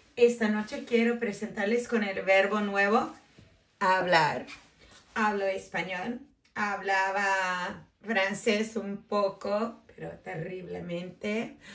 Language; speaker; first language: Spanish; non-native, learner; English